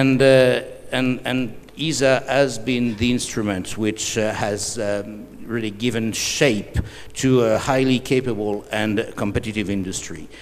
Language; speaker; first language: English; non-native, fluent; French